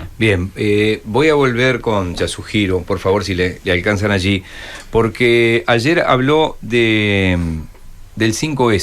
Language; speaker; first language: Spanish; native; Spanish